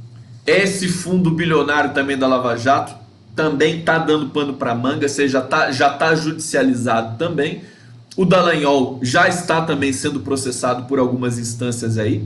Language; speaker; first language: Portuguese; native; Portuguese